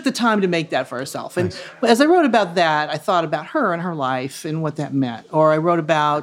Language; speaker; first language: English; native; English